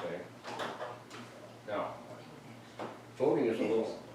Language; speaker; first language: English; native; English